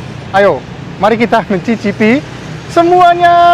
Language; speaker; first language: Indonesian; non-native, fluent; Dutch